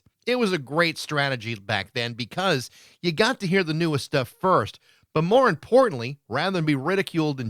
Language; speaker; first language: English; native; English